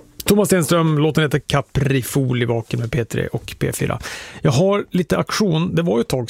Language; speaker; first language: Swedish; native; Swedish